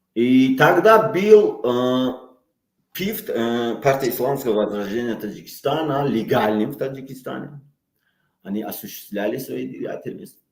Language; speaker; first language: Russian; non-native, local second language; Tajik